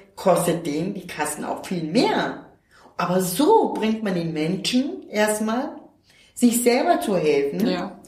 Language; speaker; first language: German; non-native, fluent; Turkish